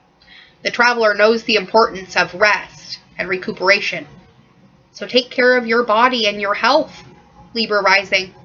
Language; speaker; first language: English; native; English